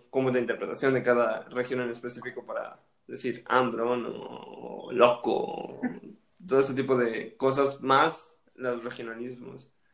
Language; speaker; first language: Spanish; native; Spanish